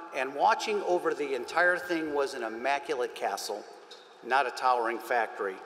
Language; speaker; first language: English; native; English